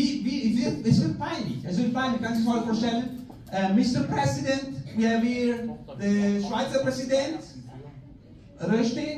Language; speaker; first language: German; non-native, fluent; Spanish